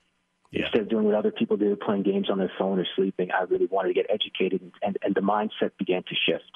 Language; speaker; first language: English; native; English